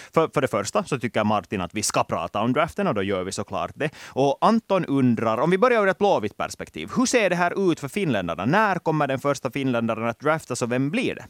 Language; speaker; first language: Swedish; native; Swedish